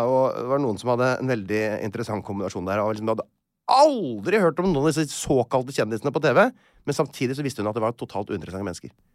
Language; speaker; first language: Norwegian; native; Norwegian